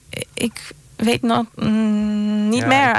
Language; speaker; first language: Dutch; non-native, fluent; Turkish